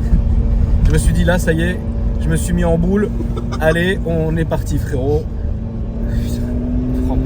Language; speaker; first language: French; native; French